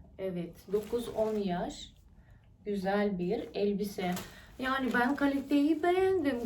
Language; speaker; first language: Turkish; non-native, fluent; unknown